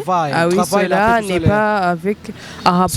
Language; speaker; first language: French; non-native, local second language; Rundi